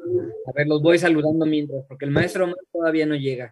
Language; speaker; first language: Spanish; native; Spanish